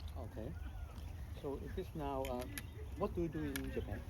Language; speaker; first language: English; non-native, fluent; Cantonese